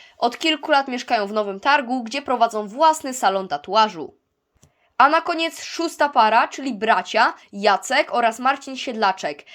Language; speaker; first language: Polish; native; Polish